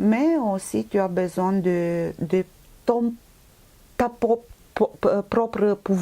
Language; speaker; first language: French; non-native, fluent; Romanian